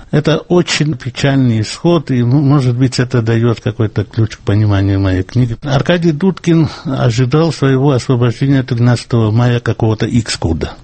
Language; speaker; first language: Russian; non-native, local second language; Georgian